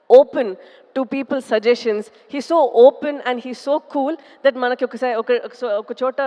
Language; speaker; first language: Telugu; non-native, fluent; Tamil